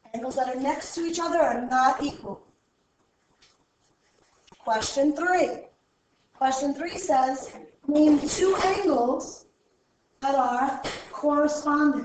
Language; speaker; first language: English; native; English